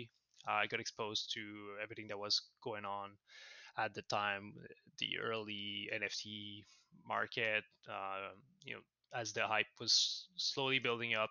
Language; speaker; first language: English; non-native, fluent; French